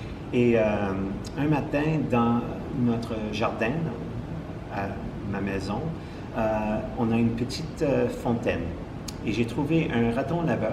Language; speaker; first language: French; non-native, local second language; English